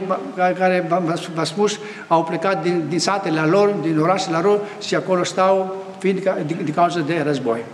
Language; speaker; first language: Romanian; non-native, fluent; Greek